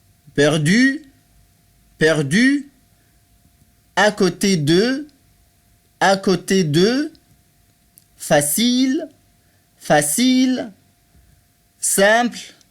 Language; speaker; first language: French; non-native, fluent; Arabic